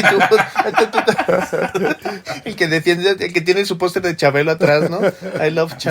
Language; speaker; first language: Spanish; native; Spanish